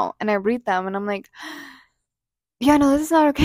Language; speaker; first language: English; non-native, fluent; Spanish